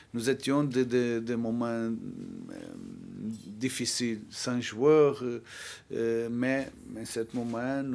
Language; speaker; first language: French; non-native, fluent; Portuguese